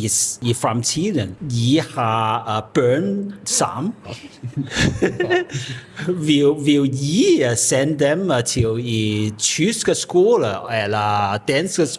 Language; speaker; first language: Danish; non-native, learner; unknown